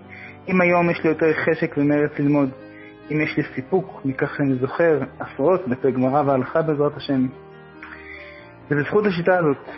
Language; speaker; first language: Hebrew; native; Hebrew